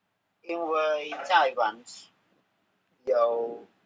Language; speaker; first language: Chinese; non-native, learner; Khmer